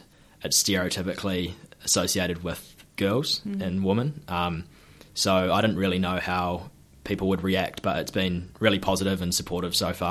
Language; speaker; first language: English; native; English